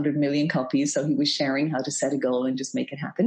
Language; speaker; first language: English; native; English